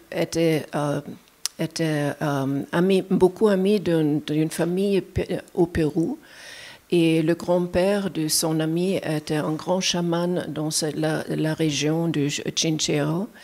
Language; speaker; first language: French; non-native, fluent; German